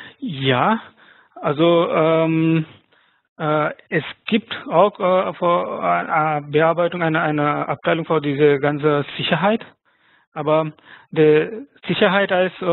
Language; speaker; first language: German; non-native, fluent; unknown